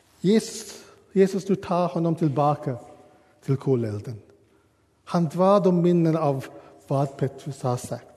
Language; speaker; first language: Swedish; non-native, learner; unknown